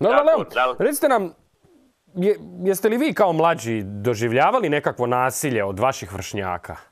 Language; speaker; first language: Serbian; native; Serbian